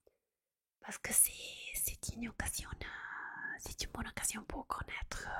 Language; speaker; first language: French; non-native, fluent; Italian